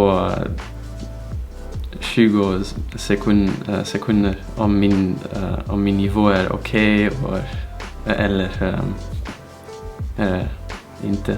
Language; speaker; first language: Swedish; non-native, learner; English